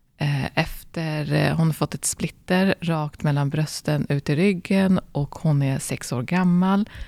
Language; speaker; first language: Swedish; early bilingual, other home language; Arabic